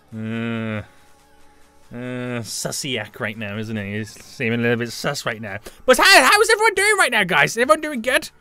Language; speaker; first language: English; native; English